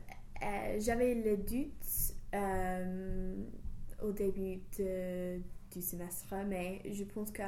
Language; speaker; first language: French; non-native, fluent; English